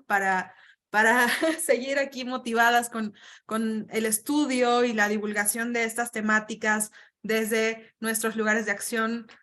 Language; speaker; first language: Spanish; native; Spanish